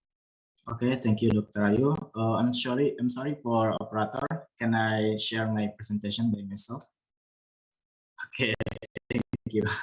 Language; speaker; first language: English; non-native, learner; Indonesian